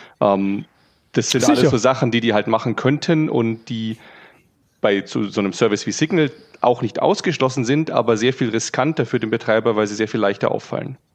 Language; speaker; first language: German; native; German